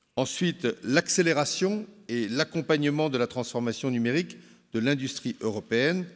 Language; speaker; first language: French; native; French